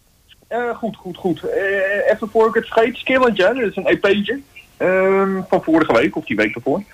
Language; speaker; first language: Dutch; native; Dutch